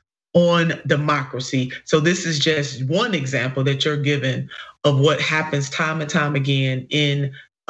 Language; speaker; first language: English; native; English